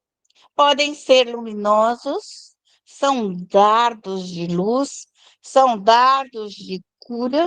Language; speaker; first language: Portuguese; native; Portuguese